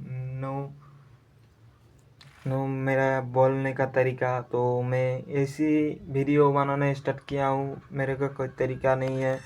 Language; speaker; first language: Hindi; non-native, local second language; Bangla